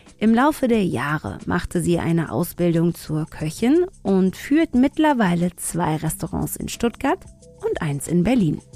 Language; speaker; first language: German; early bilingual, other home language; Tigrinya